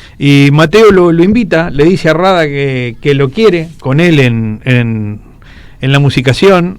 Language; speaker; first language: Spanish; native; Spanish